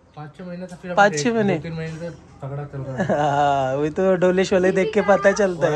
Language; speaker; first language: Hindi; non-native, local second language; Marathi